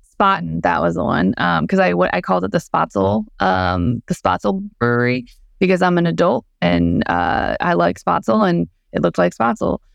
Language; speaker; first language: English; native; English